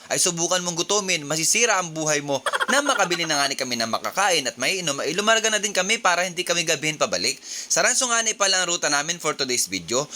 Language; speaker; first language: Filipino; native; Filipino